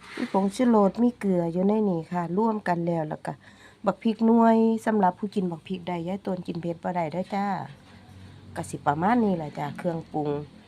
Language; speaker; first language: Thai; native; Thai